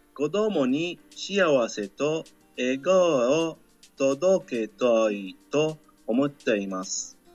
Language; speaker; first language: Japanese; non-native, fluent; Arabic